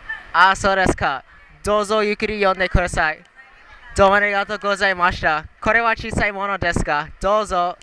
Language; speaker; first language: Japanese; non-native, learner; English